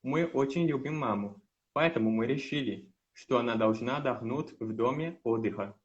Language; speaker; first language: Russian; non-native, learner; Portuguese